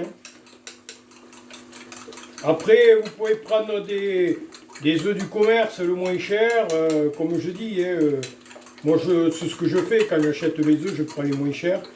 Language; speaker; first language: French; native; French